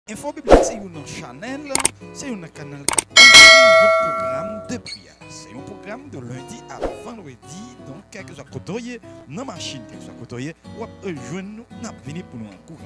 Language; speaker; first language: French; non-native, local second language; Haitian Creole